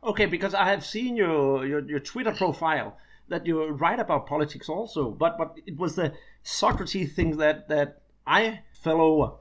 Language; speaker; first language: English; non-native, fluent; Danish